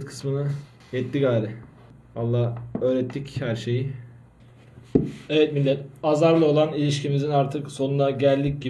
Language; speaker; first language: Turkish; native; Turkish